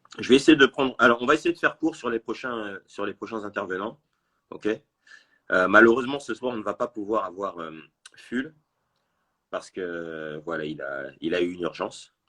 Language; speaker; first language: French; native; French